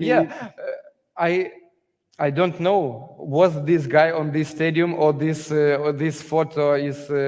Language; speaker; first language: English; non-native, learner; Ukrainian